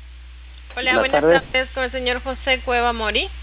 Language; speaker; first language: Spanish; native; Spanish